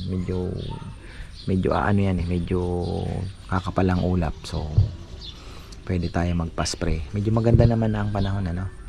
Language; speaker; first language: Filipino; non-native, local second language; Pampanga